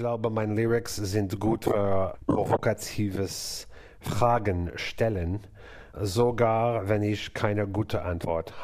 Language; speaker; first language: German; non-native, learner; English